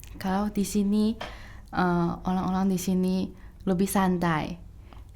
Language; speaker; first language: Indonesian; non-native, fluent; Chinese